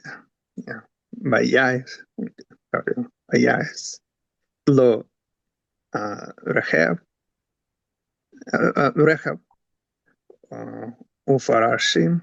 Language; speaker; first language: Hebrew; non-native, learner; English